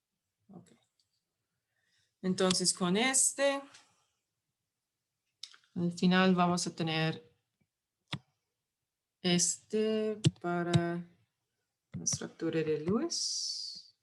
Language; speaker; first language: Spanish; early bilingual, heritage; English